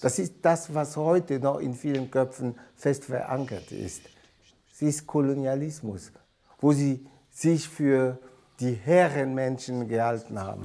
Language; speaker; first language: German; non-native, fluent; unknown